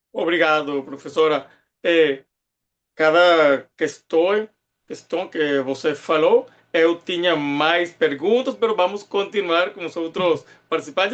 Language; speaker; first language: Portuguese; non-native, fluent; Spanish